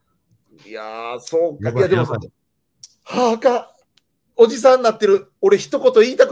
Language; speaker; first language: Japanese; native; Japanese